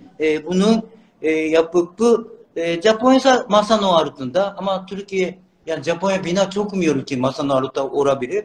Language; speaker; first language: Turkish; non-native, learner; Japanese